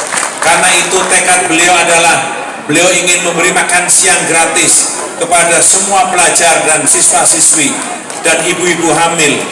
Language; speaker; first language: Indonesian; native; Indonesian